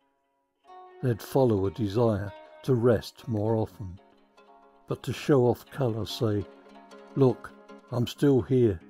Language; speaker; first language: English; native; English